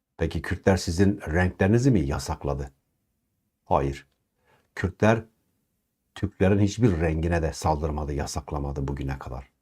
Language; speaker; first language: Turkish; non-native, local second language; Kurdish